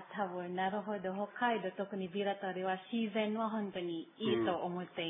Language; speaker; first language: Japanese; non-native, learner; Filipino